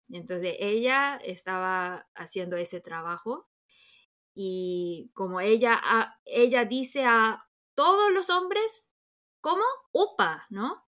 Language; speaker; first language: Spanish; early bilingual, other home language; Korean